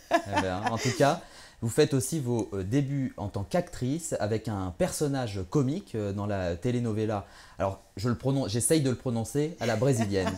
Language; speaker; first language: French; native; French